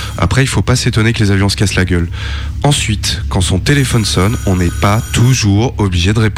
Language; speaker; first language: French; native; French